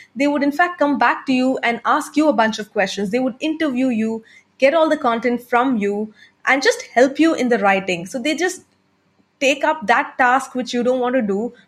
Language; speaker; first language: English; non-native, local second language; Tamil